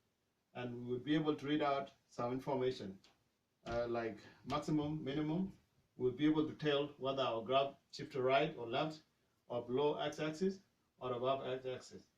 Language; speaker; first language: English; non-native, fluent; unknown